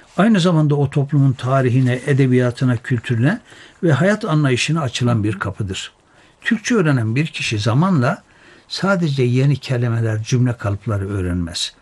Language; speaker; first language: Turkish; native; Turkish